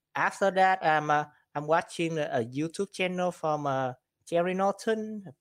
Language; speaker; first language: English; non-native, learner; Vietnamese